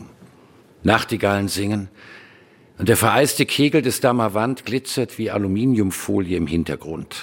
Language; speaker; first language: German; native; German